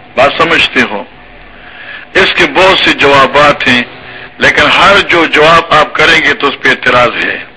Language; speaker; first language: Urdu; non-native, local second language; Pashto